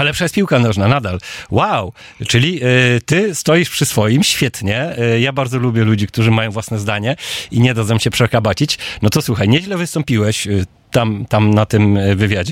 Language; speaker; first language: Polish; native; Polish